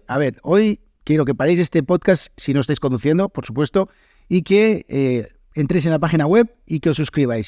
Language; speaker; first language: Spanish; native; Spanish